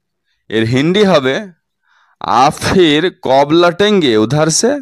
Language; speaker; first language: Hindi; non-native, fluent; Bangla